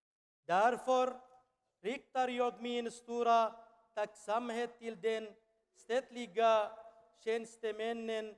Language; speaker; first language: Swedish; non-native, learner; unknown